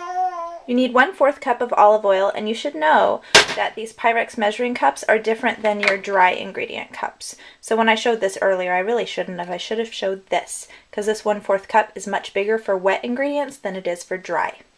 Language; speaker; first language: English; native; English